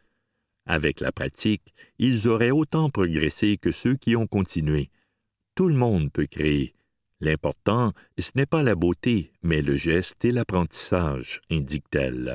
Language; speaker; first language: French; native; French